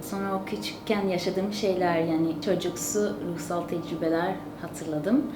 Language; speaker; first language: Turkish; early bilingual, other home language; Azerbaijani